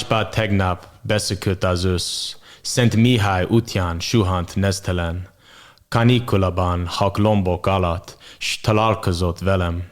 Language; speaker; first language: Hungarian; non-native, learner; English